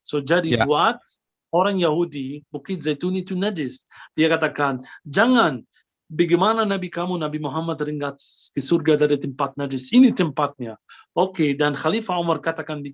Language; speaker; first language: Indonesian; non-native, fluent; Arabic